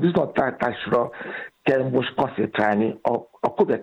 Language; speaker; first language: Hungarian; non-native, fluent; Yoruba